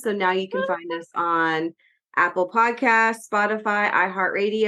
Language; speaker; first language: English; native; English